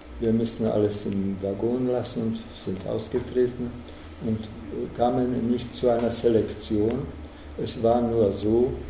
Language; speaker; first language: German; non-native, fluent; Czech